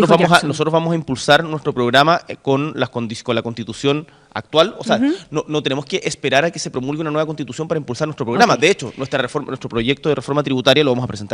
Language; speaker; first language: Spanish; native; Spanish